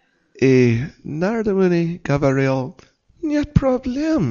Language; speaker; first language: Russian; non-native, learner; English